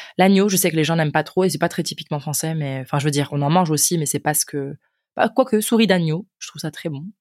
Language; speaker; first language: French; native; French